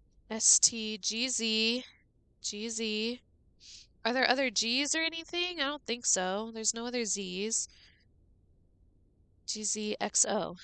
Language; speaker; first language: English; native; English